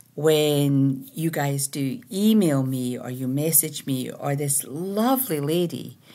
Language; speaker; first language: English; native; English